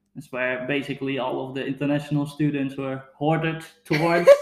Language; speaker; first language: English; non-native, fluent; Dutch